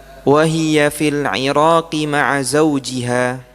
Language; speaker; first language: Arabic; non-native, fluent; Indonesian